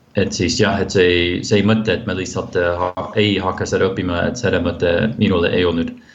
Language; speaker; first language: Estonian; non-native, fluent; English